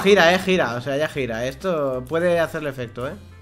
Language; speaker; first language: Spanish; native; Spanish